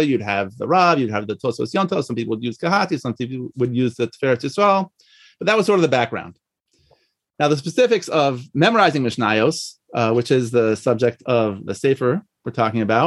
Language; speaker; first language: English; native; English